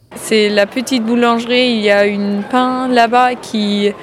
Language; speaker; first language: French; non-native, fluent; German